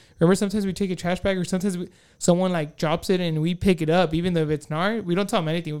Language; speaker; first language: English; early bilingual, other home language; Spanish